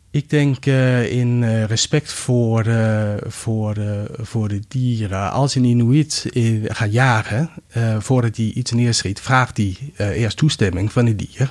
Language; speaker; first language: Dutch; non-native, fluent; Danish